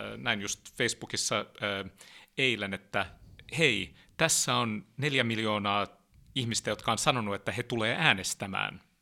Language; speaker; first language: Finnish; early bilingual, heritage; Finnish